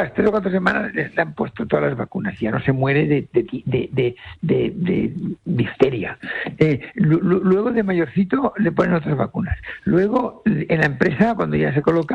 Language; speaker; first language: Spanish; native; Spanish